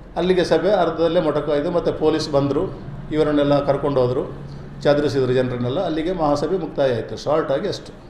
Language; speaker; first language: Kannada; non-native, local second language; Badaga